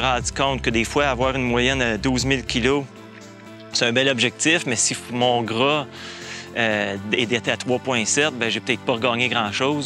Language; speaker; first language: French; native; French